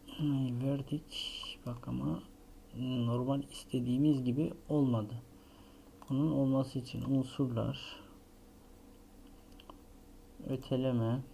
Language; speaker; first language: Turkish; native; Turkish